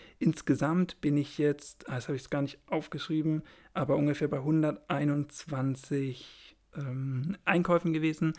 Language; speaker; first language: German; native; German